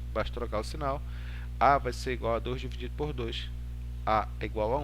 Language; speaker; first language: Portuguese; native; Portuguese